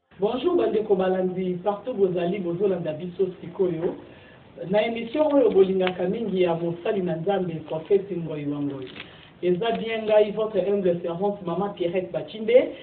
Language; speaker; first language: Lingala; native; Lingala